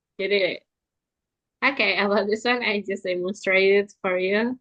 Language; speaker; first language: English; non-native, fluent; Indonesian